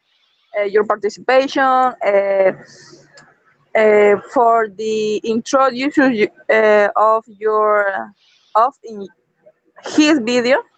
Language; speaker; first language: English; non-native, learner; Spanish